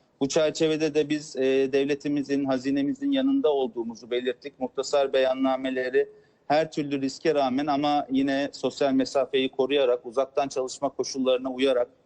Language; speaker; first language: Turkish; native; Turkish